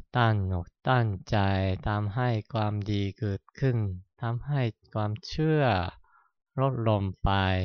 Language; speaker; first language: Thai; non-native, fluent; Japanese